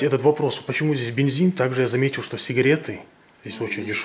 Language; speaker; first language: Russian; native; Russian